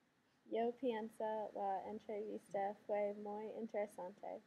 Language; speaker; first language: Spanish; non-native, learner; English